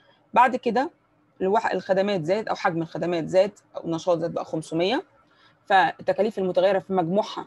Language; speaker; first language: Arabic; native; Arabic